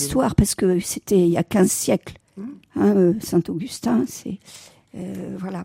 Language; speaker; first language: French; native; French